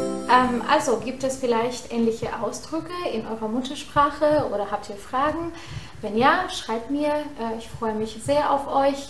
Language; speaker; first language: German; non-native, fluent; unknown